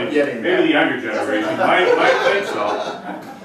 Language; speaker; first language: English; native; English